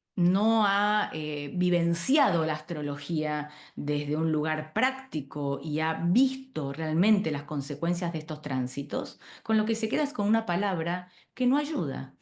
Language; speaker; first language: Spanish; native; Spanish